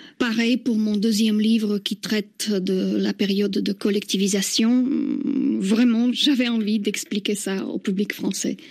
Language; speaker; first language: French; non-native, fluent; Slovak